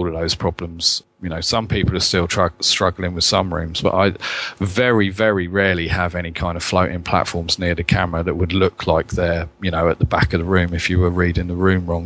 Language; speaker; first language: English; native; English